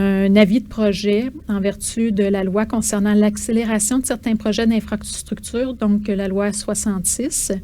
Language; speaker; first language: French; native; French